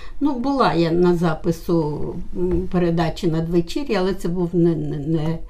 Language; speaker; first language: Ukrainian; non-native, local second language; Czech